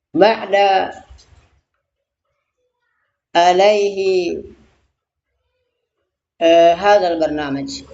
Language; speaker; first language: Arabic; non-native, fluent; Indonesian